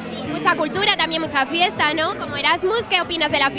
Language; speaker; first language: Spanish; native; Spanish